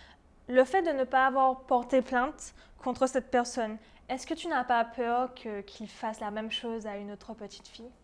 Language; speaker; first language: French; native; French